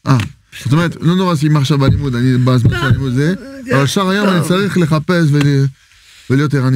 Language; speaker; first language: Hebrew; non-native, fluent; French